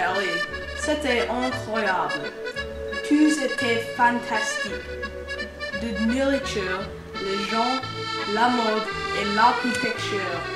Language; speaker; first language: French; non-native, learner; English